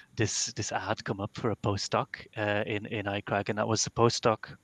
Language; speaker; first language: English; non-native, fluent; Dutch